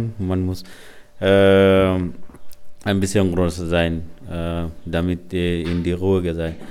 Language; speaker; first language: German; non-native, learner; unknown